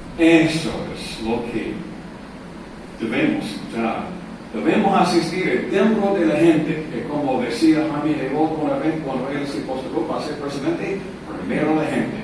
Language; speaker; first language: Spanish; non-native, fluent; English